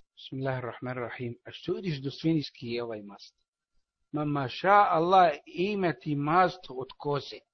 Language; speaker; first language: Bosnian; non-native, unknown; Arabic